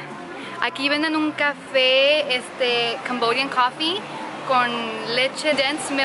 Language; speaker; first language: Spanish; early bilingual, heritage; Spanish